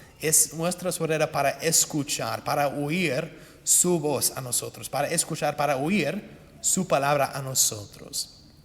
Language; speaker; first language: Spanish; non-native, fluent; English